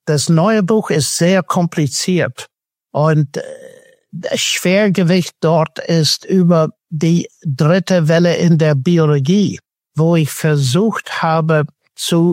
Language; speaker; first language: German; non-native, fluent; English